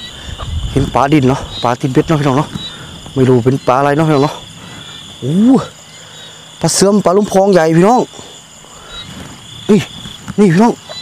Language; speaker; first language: Thai; non-native, local second language; Northeastern Thai